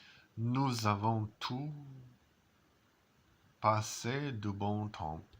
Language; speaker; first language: French; non-native, learner; English